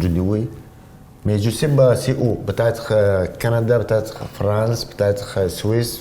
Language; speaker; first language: French; non-native, learner; Arabic